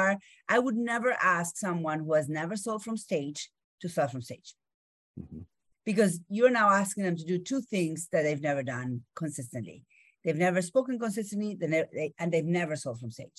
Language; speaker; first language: English; non-native, fluent; Spanish